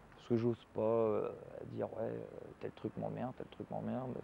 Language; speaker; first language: French; native; French